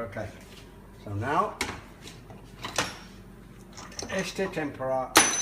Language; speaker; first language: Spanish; non-native, learner; English